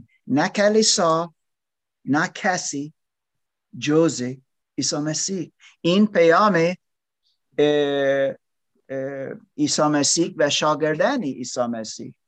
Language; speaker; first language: Persian; non-native, learner; English